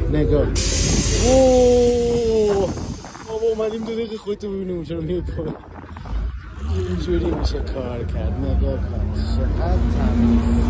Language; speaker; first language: Persian; native; Persian